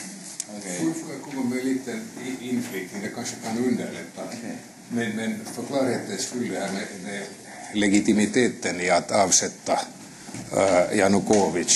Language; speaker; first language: Swedish; native; Swedish